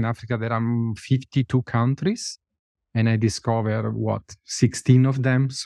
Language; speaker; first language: English; non-native, fluent; Italian